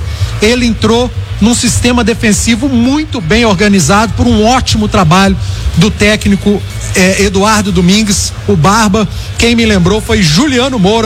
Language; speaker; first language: Portuguese; native; Portuguese